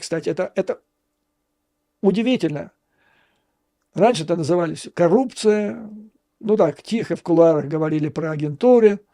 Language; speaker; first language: Russian; native; Russian